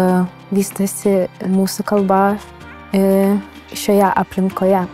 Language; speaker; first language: Lithuanian; non-native, local second language; Polish